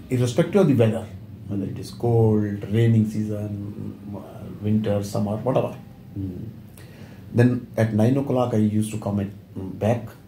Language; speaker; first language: English; non-native, local second language; Punjabi